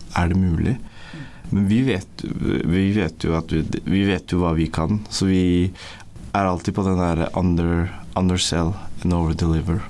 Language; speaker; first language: Norwegian; early bilingual, other home language; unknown